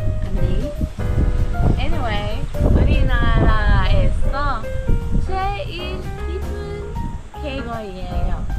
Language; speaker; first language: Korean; non-native, learner; English